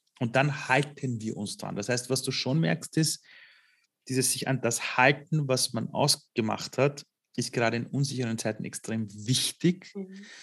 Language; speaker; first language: German; early bilingual, other home language; Persian